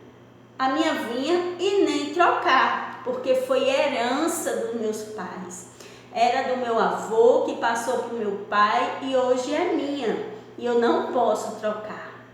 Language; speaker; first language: Portuguese; native; Portuguese